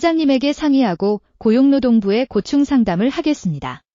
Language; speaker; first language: Korean; non-native, learner; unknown